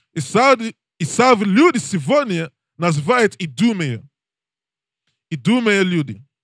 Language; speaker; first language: Russian; non-native, learner; English